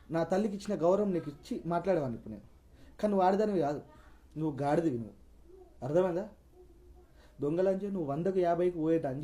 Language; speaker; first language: Telugu; native; Telugu